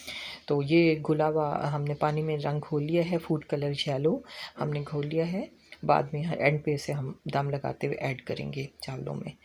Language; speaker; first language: Hindi; non-native, local second language; Punjabi